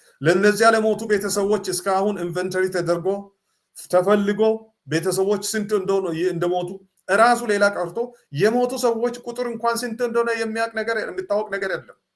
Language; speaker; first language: Amharic; non-native, local second language; Sidamo